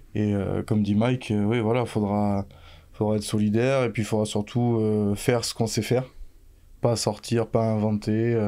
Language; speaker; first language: French; native; French